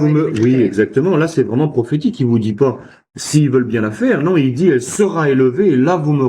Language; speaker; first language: French; native; French